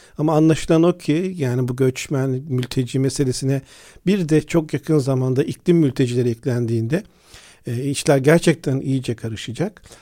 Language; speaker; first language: Turkish; native; Turkish